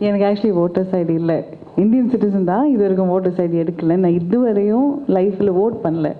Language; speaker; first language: Tamil; early bilingual, heritage; Tamil